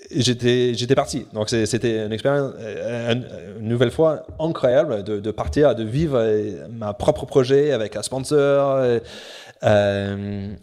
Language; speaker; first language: French; non-native, fluent; English